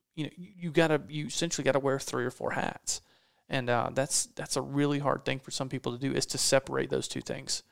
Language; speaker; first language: English; native; English